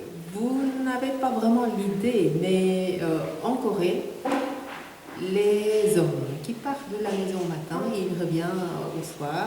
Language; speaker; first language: French; non-native, fluent; Korean